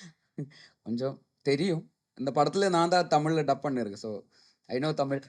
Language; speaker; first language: Tamil; non-native, learner; Malayalam